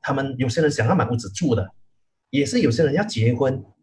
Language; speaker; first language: Chinese; native; Chinese